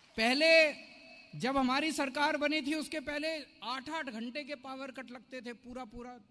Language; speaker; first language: Hindi; native; Hindi